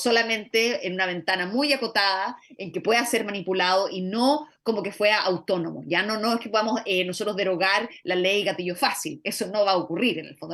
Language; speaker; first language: Spanish; native; Spanish